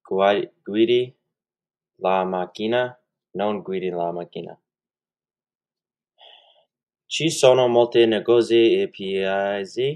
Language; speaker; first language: Italian; non-native, learner; English